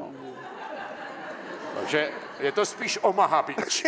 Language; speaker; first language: Czech; native; Czech